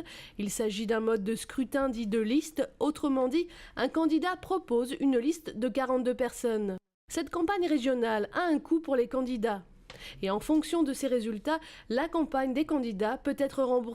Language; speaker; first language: French; native; French